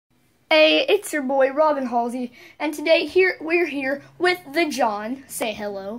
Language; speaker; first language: English; native; English